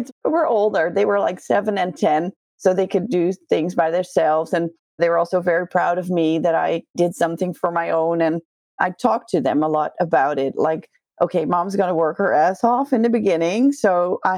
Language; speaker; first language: English; non-native, fluent; Dutch